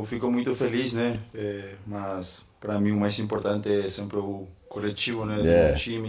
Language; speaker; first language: Portuguese; non-native, fluent; Spanish